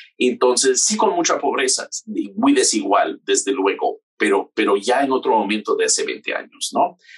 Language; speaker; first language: Spanish; non-native, fluent; English